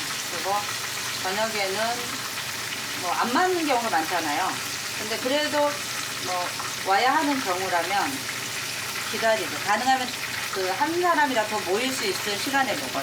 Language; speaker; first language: Korean; native; Korean